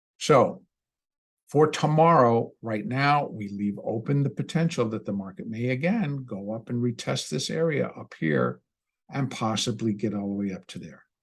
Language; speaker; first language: English; native; English